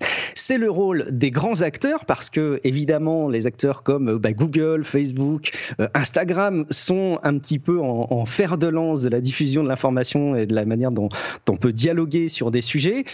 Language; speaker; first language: French; native; French